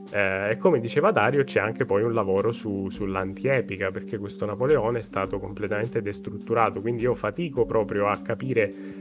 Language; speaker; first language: Italian; native; Italian